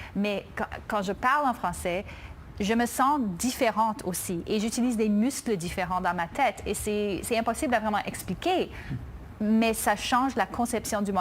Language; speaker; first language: French; early bilingual, other home language; English